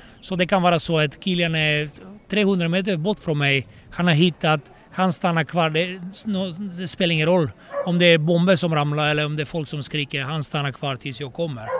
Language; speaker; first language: Swedish; non-native, fluent; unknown